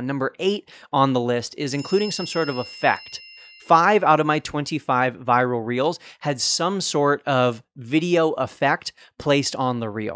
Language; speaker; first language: English; native; English